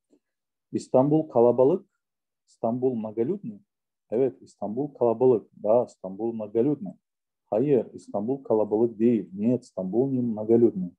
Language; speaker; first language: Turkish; non-native, fluent; Russian